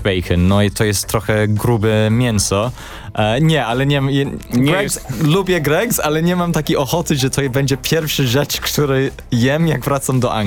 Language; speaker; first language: Polish; non-native, learner; English